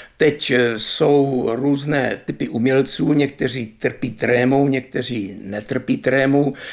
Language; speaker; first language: Czech; native; Czech